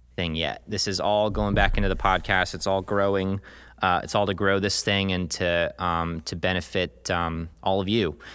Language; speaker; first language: English; native; English